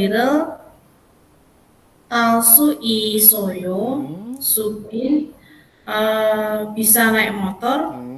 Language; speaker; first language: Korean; non-native, learner; Indonesian